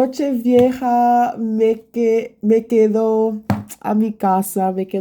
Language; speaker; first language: Spanish; non-native, learner; English